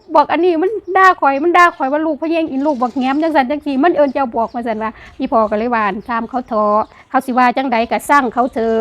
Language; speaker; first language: Thai; non-native, local second language; Northeastern Thai